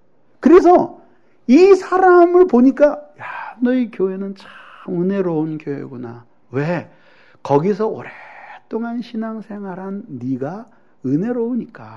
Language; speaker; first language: Korean; native; Korean